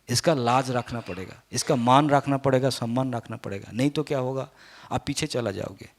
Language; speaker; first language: Hindi; non-native, local second language; Bangla